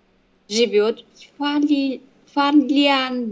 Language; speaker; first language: Russian; non-native, learner; Vietnamese